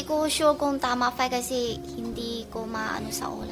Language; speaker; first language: Filipino; non-native, learner; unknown